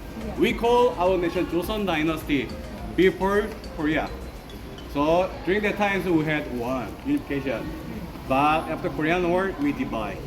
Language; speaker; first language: English; non-native, learner; Korean